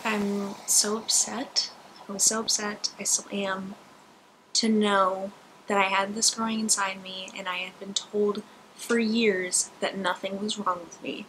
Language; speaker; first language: English; native; English